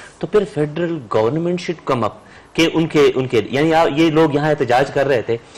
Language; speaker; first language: Urdu; non-native, local second language; Pashto